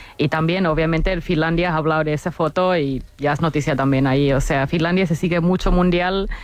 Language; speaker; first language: Spanish; non-native, fluent; Finnish